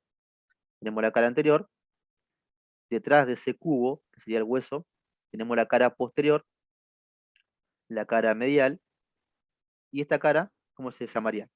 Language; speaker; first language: Spanish; native; Spanish